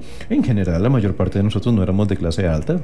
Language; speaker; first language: Spanish; native; Spanish